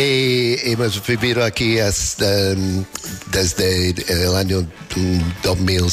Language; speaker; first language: Spanish; non-native, learner; English